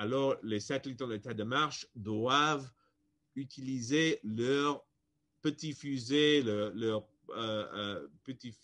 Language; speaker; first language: French; non-native, fluent; English